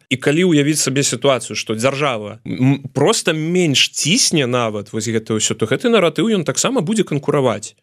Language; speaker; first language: Belarusian; non-native, local second language; Russian